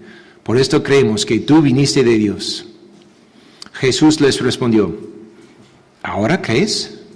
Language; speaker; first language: Spanish; non-native, fluent; English